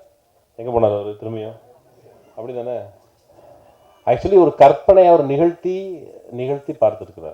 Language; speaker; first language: Tamil; native; Tamil